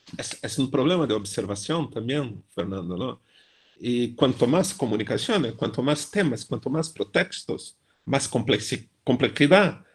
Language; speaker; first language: Spanish; non-native, fluent; Portuguese